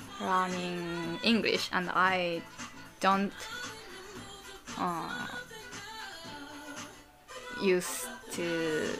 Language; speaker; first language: English; non-native, learner; Japanese